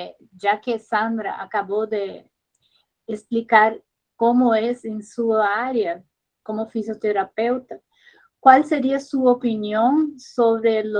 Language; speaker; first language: Spanish; non-native, learner; Portuguese